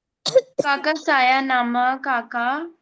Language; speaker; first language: Indonesian; non-native, learner; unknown